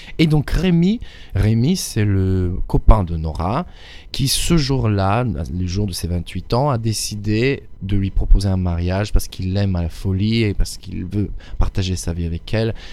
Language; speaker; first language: French; non-native, fluent; Bulgarian